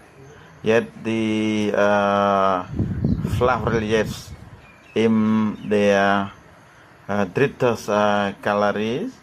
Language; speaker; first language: German; non-native, learner; Khmer